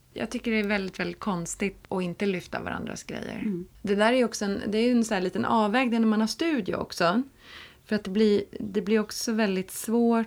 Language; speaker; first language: Swedish; native; Swedish